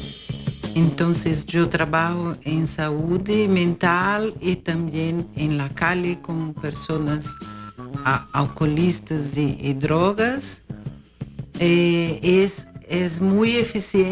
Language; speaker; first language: Spanish; non-native, fluent; Portuguese